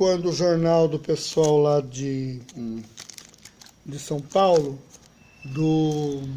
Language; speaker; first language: Portuguese; native; Portuguese